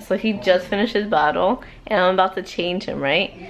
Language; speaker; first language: English; early bilingual, other home language; Spanish